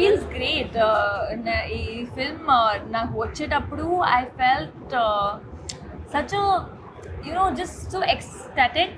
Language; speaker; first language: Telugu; non-native, local second language; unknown